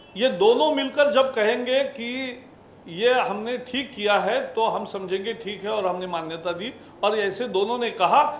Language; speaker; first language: Hindi; non-native, local second language; Marathi